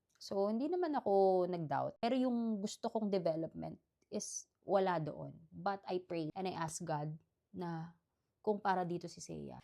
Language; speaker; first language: Filipino; native; Filipino